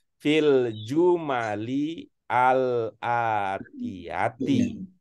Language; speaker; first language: Arabic; non-native, fluent; Indonesian